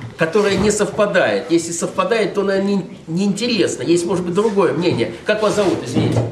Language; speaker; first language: Russian; native; Russian